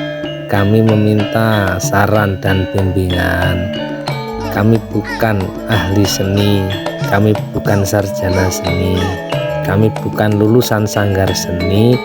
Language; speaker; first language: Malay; non-native, local second language; Javanese